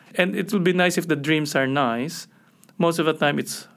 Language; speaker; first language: English; non-native, local second language; Filipino